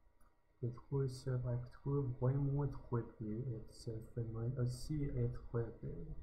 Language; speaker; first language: French; non-native, learner; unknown